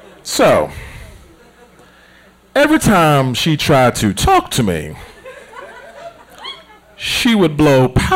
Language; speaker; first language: English; native; English